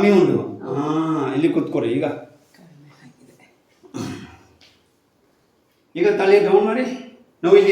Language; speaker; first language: Kannada; non-native, learner; Tibetan